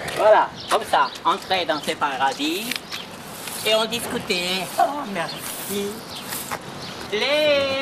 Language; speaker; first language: French; non-native, learner; Romanian